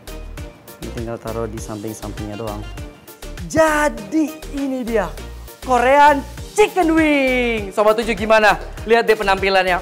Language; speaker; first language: Indonesian; native; Indonesian